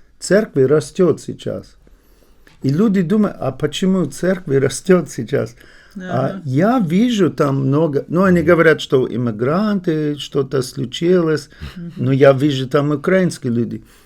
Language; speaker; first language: Russian; non-native, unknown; English